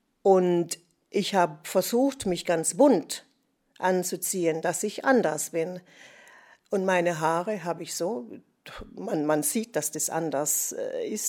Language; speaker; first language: German; non-native, fluent; English